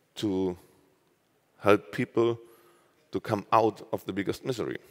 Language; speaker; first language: English; non-native, fluent; German